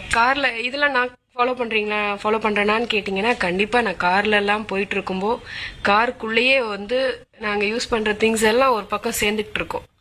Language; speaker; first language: Tamil; non-native, local second language; Malayalam